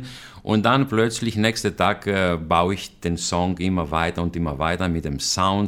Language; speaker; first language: German; non-native, fluent; Greek